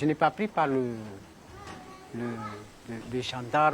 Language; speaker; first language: French; non-native, learner; Comorian